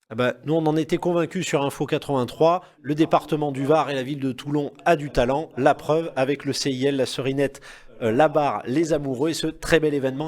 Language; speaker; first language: French; native; French